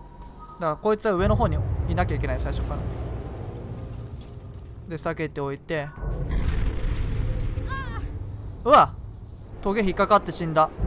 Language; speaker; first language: Japanese; native; Japanese